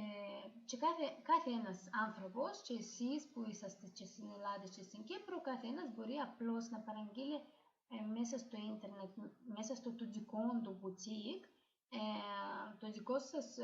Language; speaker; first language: Greek; non-native, fluent; Russian